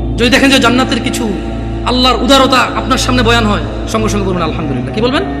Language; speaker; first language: Bangla; early bilingual, heritage; Bangla